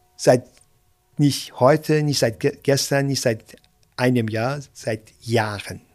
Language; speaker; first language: German; non-native, fluent; Persian